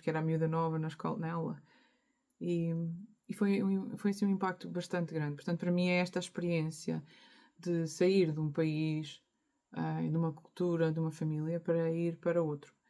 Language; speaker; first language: Portuguese; native; Portuguese